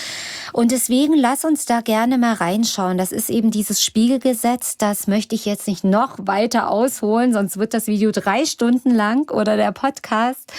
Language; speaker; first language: German; native; German